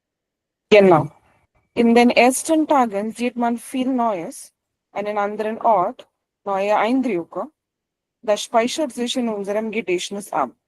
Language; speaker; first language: German; non-native, learner; Marathi